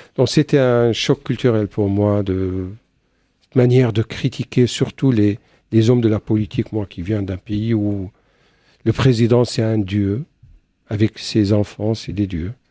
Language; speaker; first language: French; non-native, fluent; Arabic